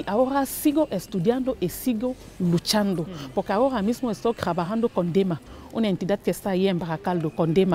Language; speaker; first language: Spanish; non-native, fluent; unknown